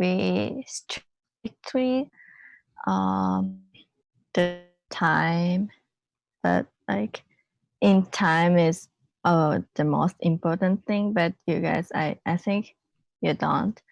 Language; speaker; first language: English; non-native, learner; Japanese